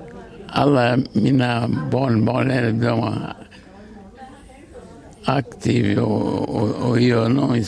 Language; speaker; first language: Swedish; early bilingual, other home language; Portuguese